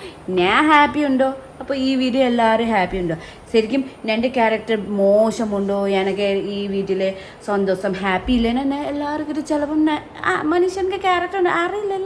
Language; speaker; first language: Malayalam; non-native, learner; Nepali